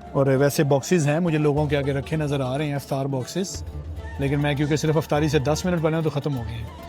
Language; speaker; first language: Urdu; native; Urdu